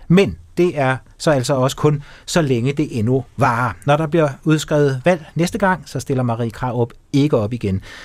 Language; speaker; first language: Danish; native; Danish